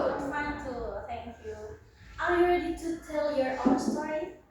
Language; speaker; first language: English; non-native, learner; Indonesian